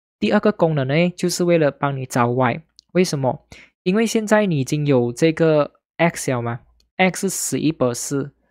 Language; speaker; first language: Chinese; native; Chinese